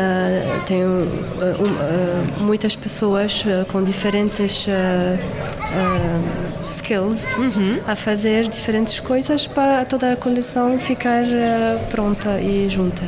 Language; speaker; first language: Portuguese; non-native, fluent; Arabic